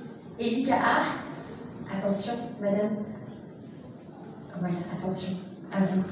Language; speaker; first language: French; native; French